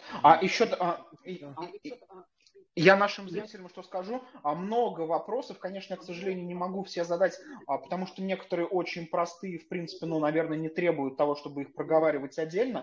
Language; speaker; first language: Russian; native; Russian